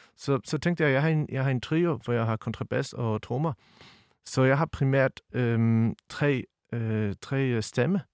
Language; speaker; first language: Danish; non-native, fluent; Polish